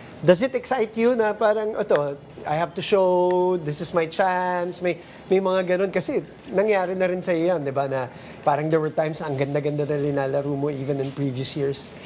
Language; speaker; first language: Filipino; native; Filipino